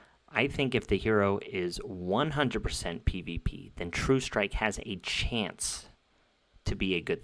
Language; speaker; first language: English; native; English